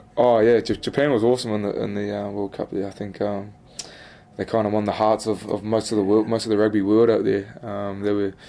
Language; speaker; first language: English; native; English